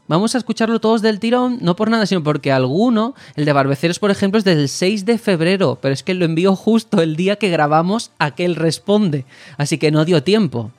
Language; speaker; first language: Spanish; native; Spanish